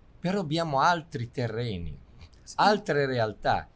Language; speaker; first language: Italian; native; Italian